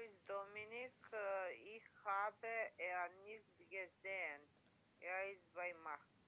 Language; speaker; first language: German; non-native, learner; Macedonian